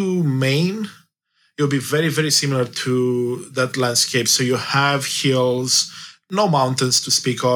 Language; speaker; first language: English; non-native, fluent; Romanian